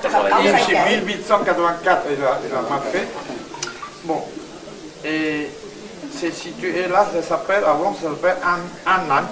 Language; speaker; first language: French; non-native, learner; Chinese